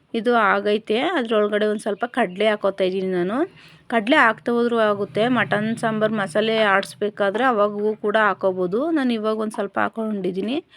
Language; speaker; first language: Kannada; native; Kannada